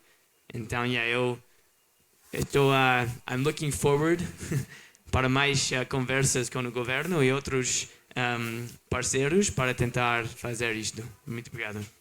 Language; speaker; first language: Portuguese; non-native, learner; English